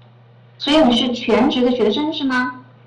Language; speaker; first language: Chinese; native; Chinese